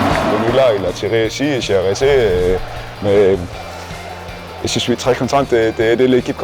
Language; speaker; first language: French; non-native, learner; Danish